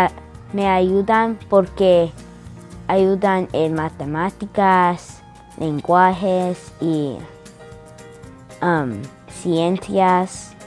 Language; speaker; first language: Spanish; non-native, learner; English